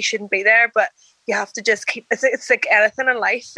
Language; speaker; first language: English; native; English